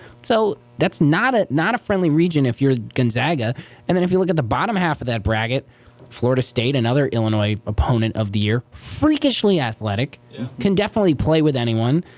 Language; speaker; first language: English; native; English